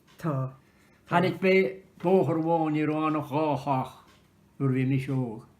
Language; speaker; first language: Irish; native; Irish